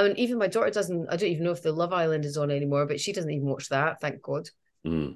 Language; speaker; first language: English; native; English